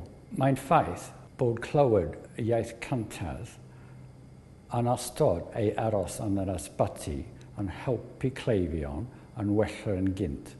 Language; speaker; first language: Welsh; non-native, learner; English